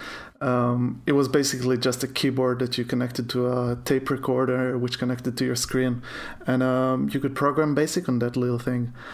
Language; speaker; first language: English; non-native, fluent; Hebrew